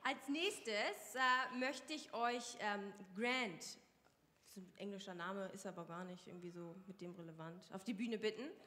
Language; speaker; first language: German; native; German